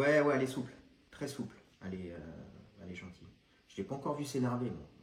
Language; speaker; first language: French; native; French